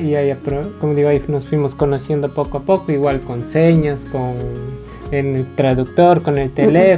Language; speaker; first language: Spanish; native; Spanish